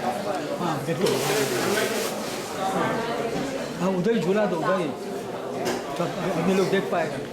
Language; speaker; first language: Hindi; non-native, local second language; Bangla